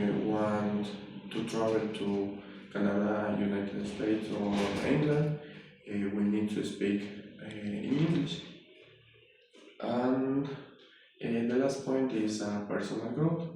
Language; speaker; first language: English; non-native, learner; Spanish